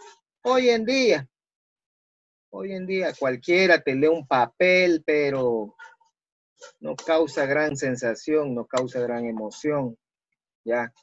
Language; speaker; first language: Spanish; native; Spanish